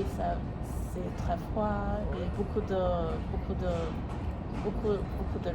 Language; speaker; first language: French; non-native, learner; English